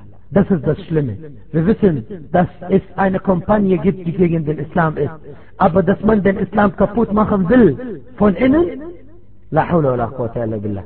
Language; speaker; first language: German; non-native, fluent; Arabic